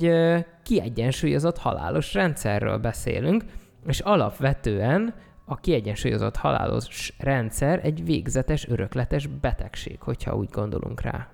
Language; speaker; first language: Hungarian; native; Hungarian